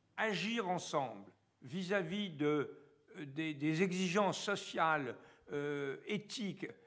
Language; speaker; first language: French; native; French